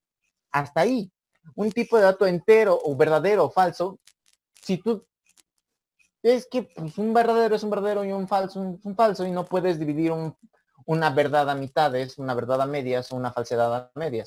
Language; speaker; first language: Spanish; native; Spanish